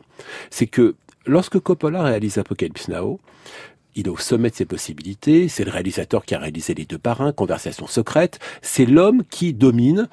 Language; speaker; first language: French; native; French